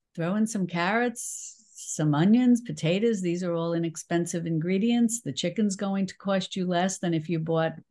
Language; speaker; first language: English; native; English